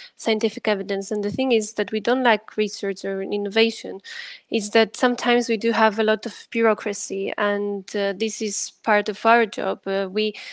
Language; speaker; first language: English; non-native, fluent; Greek